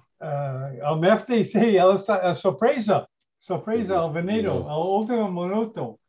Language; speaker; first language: Spanish; non-native, fluent; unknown